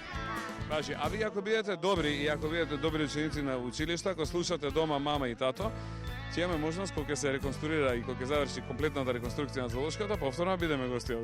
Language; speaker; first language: Macedonian; native; Macedonian